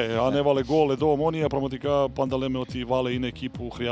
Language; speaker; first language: Greek; non-native, fluent; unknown